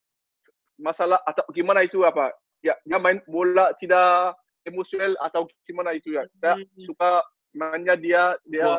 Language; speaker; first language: Indonesian; non-native, learner; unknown